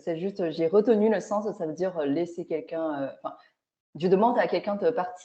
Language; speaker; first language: French; non-native, fluent; Chinese